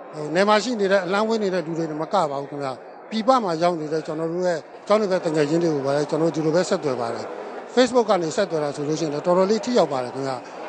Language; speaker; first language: Burmese; native; Burmese